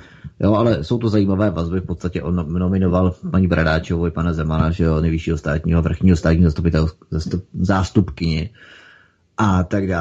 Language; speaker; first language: Czech; native; Czech